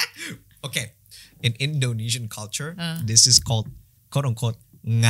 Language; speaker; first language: English; non-native, fluent; Indonesian